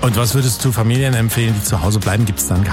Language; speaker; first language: German; native; German